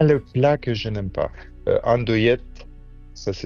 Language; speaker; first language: French; non-native, fluent; Romanian